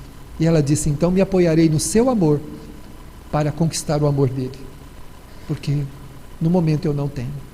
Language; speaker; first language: Portuguese; native; Portuguese